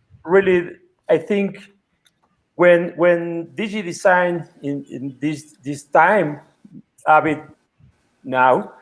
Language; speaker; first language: English; non-native, learner; Spanish